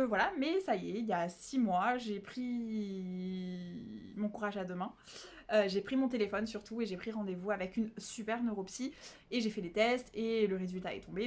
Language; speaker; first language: French; native; French